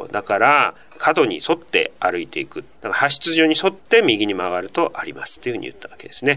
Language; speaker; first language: Japanese; native; Japanese